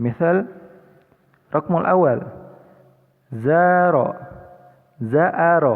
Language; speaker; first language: Arabic; non-native, fluent; Indonesian